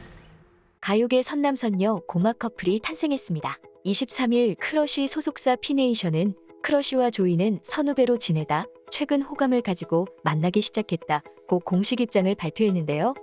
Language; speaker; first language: Korean; native; Korean